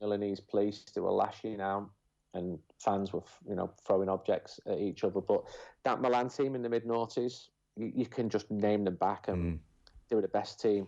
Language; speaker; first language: English; native; English